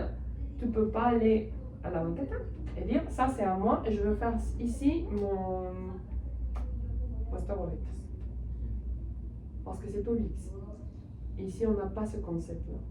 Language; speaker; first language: French; non-native, fluent; Spanish